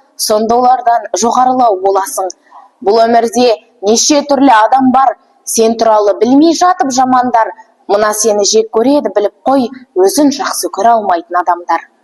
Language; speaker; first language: Kazakh; non-native, local second language; Uzbek